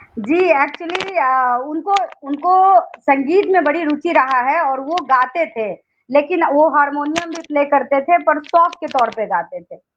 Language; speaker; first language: Hindi; non-native, local second language; Maithili